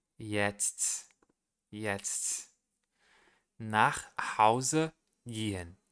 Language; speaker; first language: German; non-native, learner; Portuguese